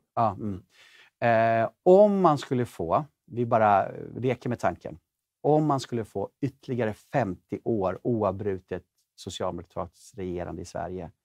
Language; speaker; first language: Swedish; native; Swedish